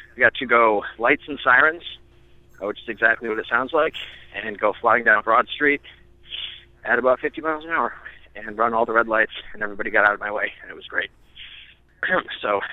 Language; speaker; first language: English; early bilingual, other home language; Danish